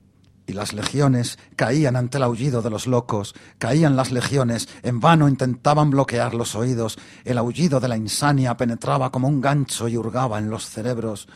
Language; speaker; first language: Spanish; native; Spanish